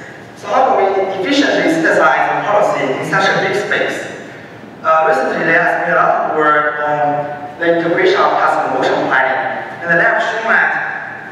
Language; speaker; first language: English; non-native, fluent; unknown